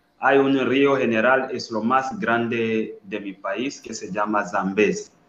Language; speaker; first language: Spanish; non-native, learner; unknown